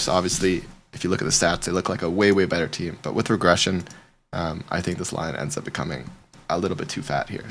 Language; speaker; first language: English; native; English